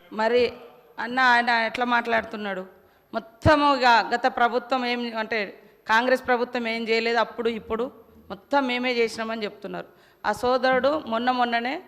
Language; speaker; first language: Telugu; non-native, local second language; Koya